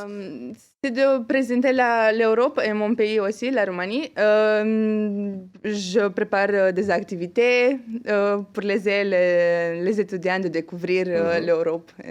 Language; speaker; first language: French; non-native, fluent; Romanian